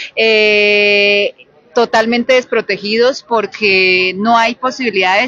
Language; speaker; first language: Spanish; native; Spanish